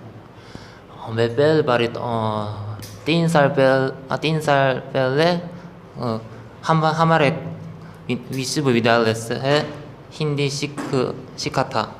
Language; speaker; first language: Hindi; non-native, learner; Korean